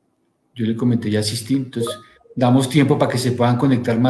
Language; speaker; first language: Spanish; native; Spanish